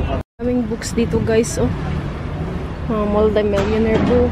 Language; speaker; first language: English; non-native, learner; Filipino